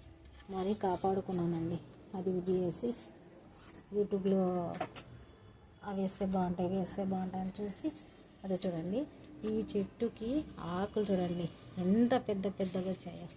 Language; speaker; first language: Telugu; native; Telugu